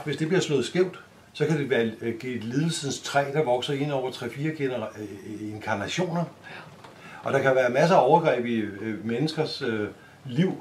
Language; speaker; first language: Danish; native; Danish